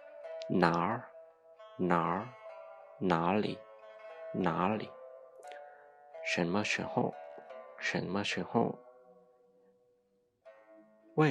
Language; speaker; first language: Chinese; non-native, fluent; Lao